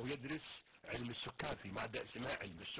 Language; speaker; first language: Arabic; native; Arabic